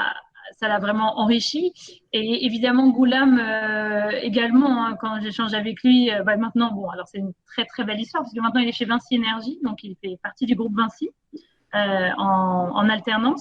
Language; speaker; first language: French; native; French